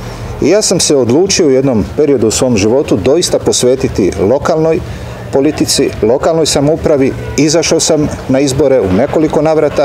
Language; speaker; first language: Serbian; native; Serbian